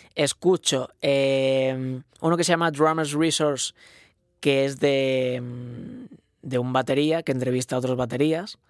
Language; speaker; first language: Spanish; non-native, local second language; Catalan